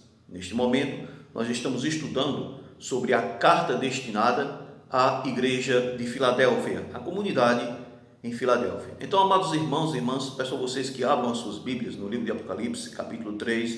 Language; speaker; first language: Portuguese; native; Portuguese